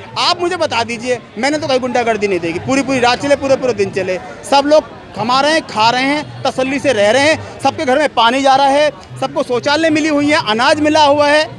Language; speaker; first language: Hindi; native; Hindi